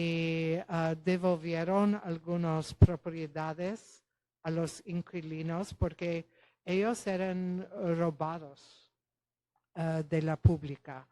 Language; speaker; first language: Spanish; non-native, fluent; Polish